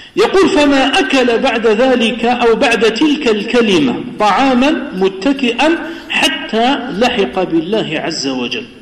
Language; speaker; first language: Arabic; non-native, local second language; Kabyle